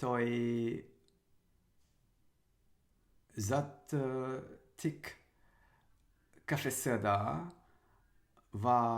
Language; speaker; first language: Vietnamese; non-native, learner; Sinhala